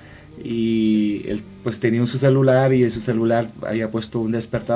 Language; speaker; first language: Spanish; native; Spanish